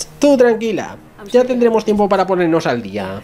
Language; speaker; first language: Spanish; native; Spanish